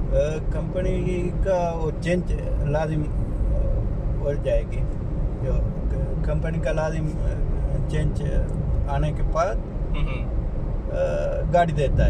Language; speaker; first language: Hindi; non-native, learner; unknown